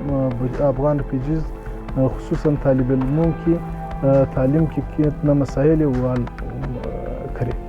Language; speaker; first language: Hindi; non-native, learner; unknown